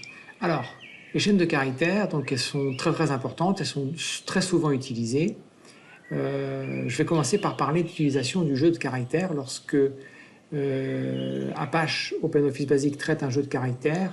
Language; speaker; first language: French; native; French